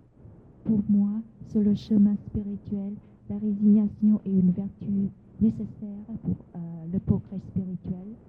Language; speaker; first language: French; non-native, fluent; Vietnamese